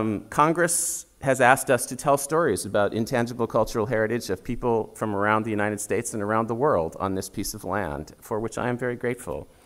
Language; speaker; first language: English; native; English